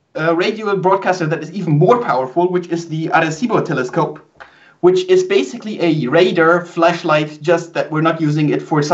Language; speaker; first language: English; non-native, fluent; German